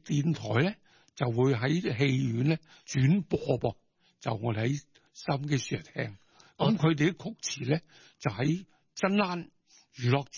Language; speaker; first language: Cantonese; native; Cantonese